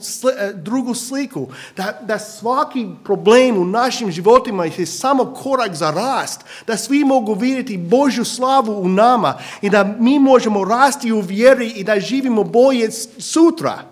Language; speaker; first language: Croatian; non-native, fluent; English